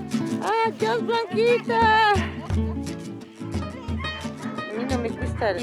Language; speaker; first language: Spanish; non-native, learner; French